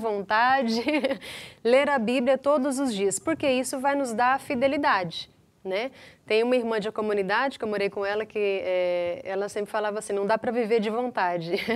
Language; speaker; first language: Portuguese; native; Portuguese